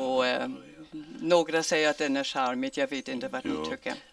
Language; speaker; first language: Swedish; non-native, fluent; German